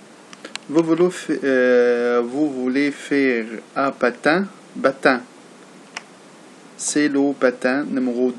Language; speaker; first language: French; non-native, learner; Arabic